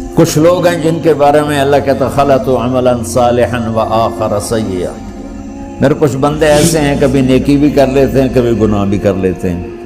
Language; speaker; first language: Urdu; non-native, local second language; Punjabi